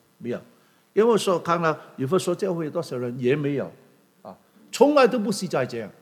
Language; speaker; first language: Chinese; non-native, local second language; Cantonese